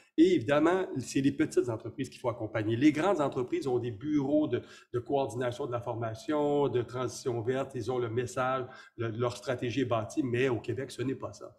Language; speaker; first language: French; native; French